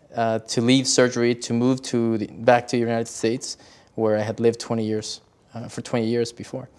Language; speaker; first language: English; early bilingual, other home language; Spanish